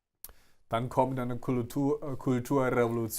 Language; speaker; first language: German; non-native, fluent; Chinese